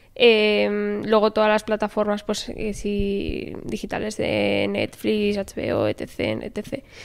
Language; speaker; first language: Spanish; native; Spanish